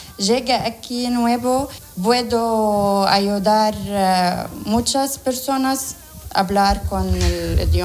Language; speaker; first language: Spanish; non-native, learner; Arabic